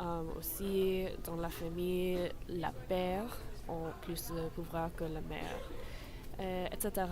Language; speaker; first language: French; non-native, learner; English